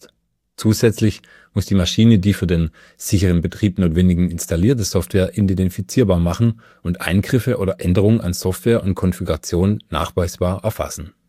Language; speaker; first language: German; native; German